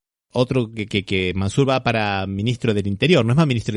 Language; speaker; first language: Spanish; native; Spanish